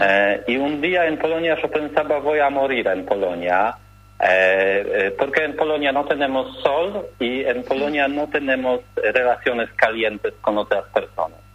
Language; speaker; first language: Spanish; non-native, learner; Polish